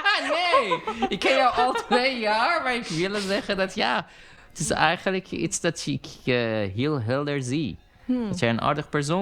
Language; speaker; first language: Dutch; non-native, learner; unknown